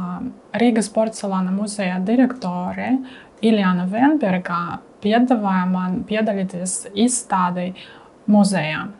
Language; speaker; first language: Latvian; non-native, learner; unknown